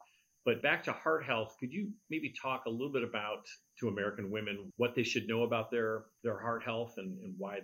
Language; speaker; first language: English; native; English